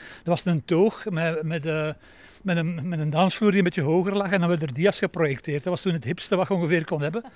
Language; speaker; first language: Dutch; native; Dutch